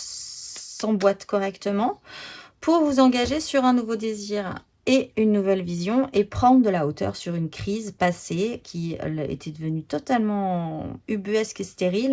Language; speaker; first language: French; native; French